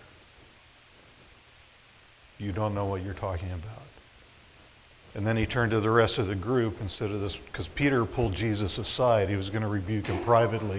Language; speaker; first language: English; native; English